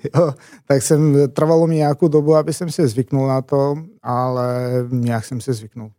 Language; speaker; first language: Czech; non-native, fluent; Macedonian